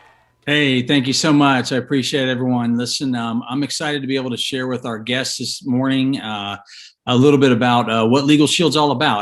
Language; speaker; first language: English; native; English